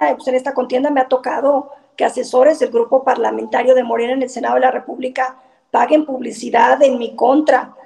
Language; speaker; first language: Spanish; native; Spanish